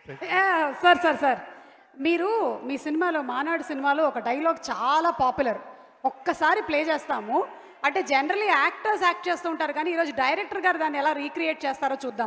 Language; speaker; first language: Telugu; native; Telugu